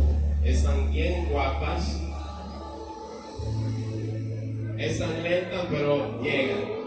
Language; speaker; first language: Spanish; non-native, fluent; Haitian Creole